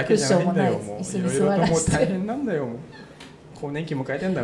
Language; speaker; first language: Japanese; native; Japanese